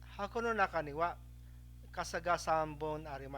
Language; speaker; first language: Japanese; non-native, fluent; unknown